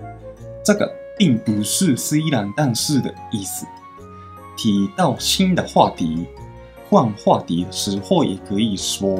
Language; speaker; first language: Chinese; non-native, fluent; Japanese